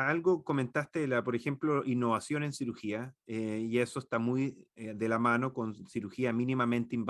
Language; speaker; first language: Spanish; native; Spanish